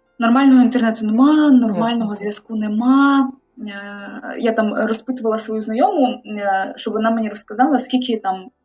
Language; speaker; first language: Ukrainian; non-native, local second language; Russian